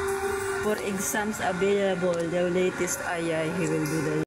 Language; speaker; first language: English; non-native, learner; Filipino